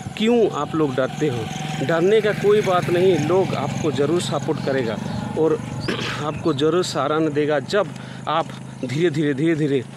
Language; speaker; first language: Hindi; non-native, local second language; Bangla